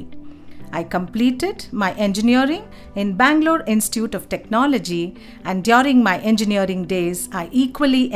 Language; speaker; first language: English; non-native, local second language; Kannada